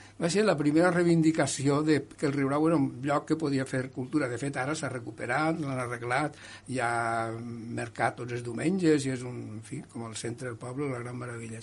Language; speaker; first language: Catalan; native; Catalan